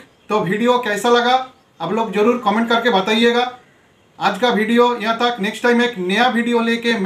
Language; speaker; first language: Hindi; non-native, local second language; Bangla